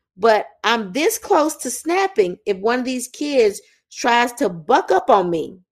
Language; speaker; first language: English; native; English